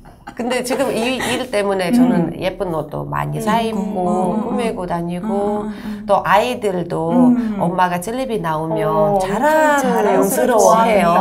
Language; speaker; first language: Korean; non-native, fluent; Russian